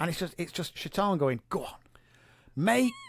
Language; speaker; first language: English; native; English